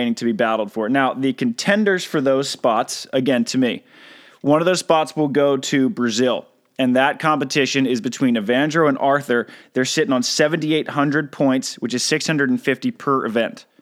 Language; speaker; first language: English; native; English